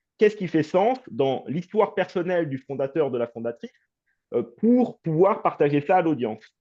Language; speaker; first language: French; native; French